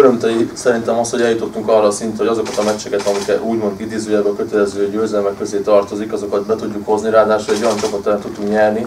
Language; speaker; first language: Hungarian; native; Hungarian